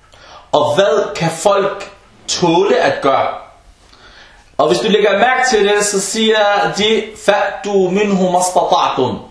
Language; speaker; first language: Danish; non-native, fluent; Arabic